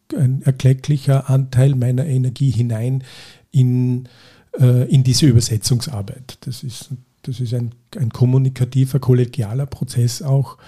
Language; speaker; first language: German; native; German